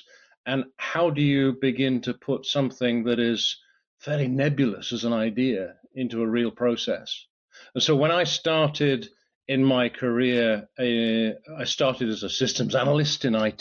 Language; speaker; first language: English; native; English